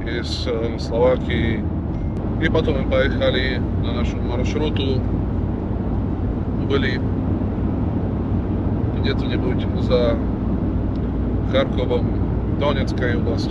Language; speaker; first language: Russian; non-native, learner; Slovak